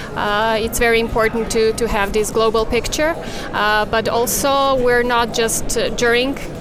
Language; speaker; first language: English; non-native, fluent; Serbian